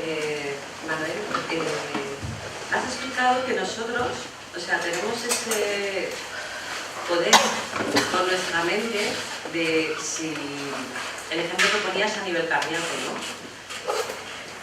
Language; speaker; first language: Spanish; native; Spanish